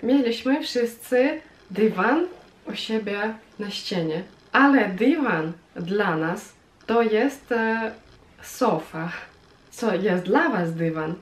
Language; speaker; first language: Polish; non-native, fluent; Russian